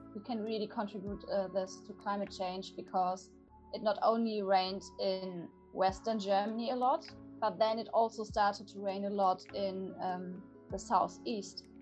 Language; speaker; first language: English; non-native, fluent; German